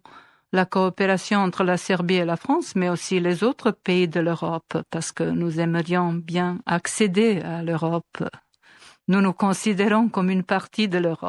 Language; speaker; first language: French; non-native, fluent; Serbian